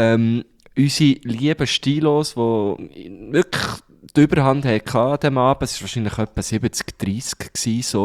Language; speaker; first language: German; native; German